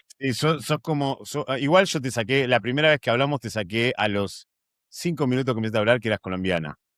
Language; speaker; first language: Spanish; native; Spanish